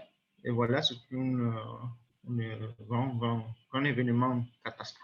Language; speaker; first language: French; non-native, learner; Spanish